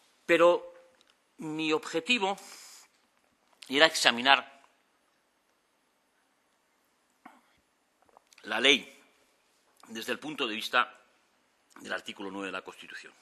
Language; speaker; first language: Spanish; native; Spanish